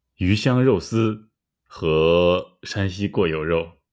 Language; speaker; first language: Chinese; native; Chinese